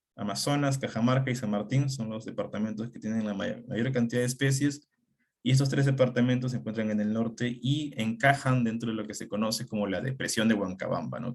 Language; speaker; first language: Spanish; native; Spanish